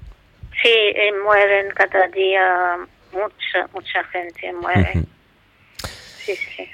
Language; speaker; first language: Spanish; non-native, fluent; Arabic